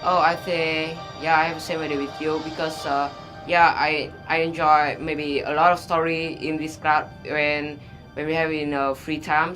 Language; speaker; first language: English; non-native, learner; Vietnamese